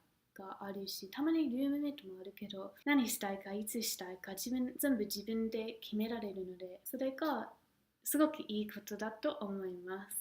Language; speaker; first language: Japanese; non-native, fluent; English